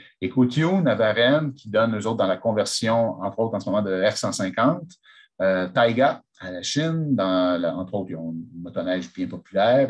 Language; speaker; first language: French; native; French